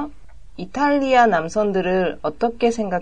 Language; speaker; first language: Korean; non-native, learner; Japanese